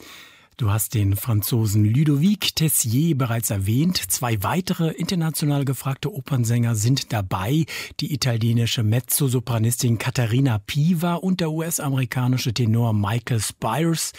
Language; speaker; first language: German; native; German